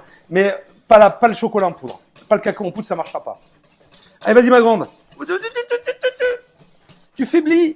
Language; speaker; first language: French; native; French